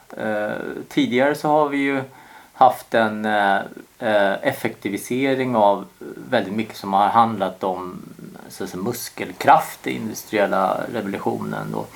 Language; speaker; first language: Swedish; early bilingual, other home language; Korean